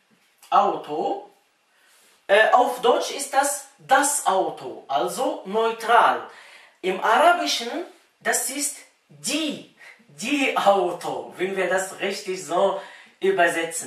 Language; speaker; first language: German; non-native, fluent; Arabic